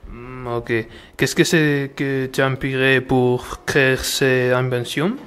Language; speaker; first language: French; non-native, learner; Spanish